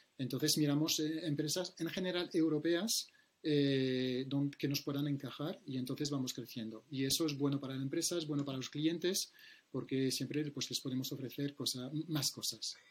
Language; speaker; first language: Spanish; non-native, fluent; French